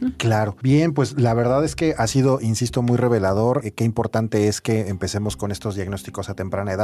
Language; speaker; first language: Spanish; native; Spanish